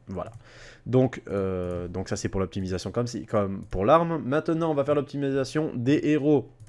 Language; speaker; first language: French; native; French